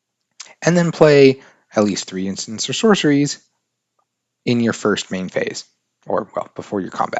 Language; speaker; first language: English; native; English